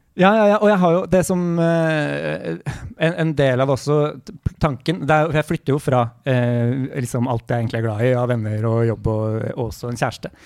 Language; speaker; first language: Norwegian; native; Norwegian